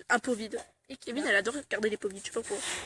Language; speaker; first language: French; native; French